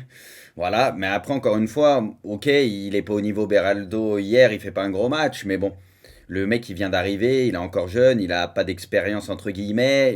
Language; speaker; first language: French; native; French